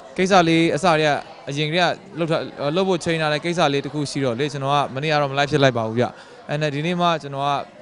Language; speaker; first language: Burmese; native; Burmese